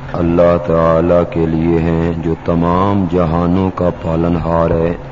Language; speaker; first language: Urdu; non-native, local second language; Punjabi